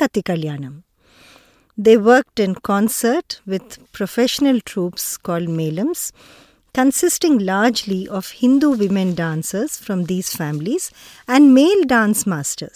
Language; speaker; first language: English; non-native, local second language; Telugu